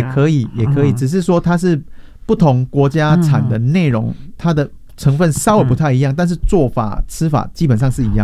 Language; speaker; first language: Chinese; native; Chinese